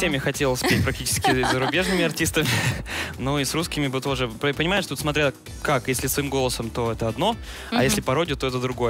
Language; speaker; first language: Russian; native; Russian